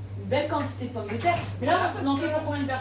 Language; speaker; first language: French; native; French